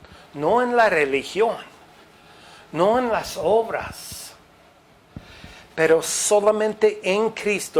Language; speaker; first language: Spanish; non-native, fluent; English